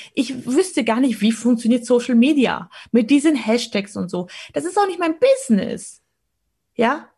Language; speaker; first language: German; early bilingual, other home language; Polish